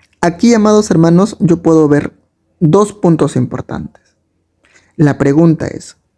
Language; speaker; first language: Spanish; native; Spanish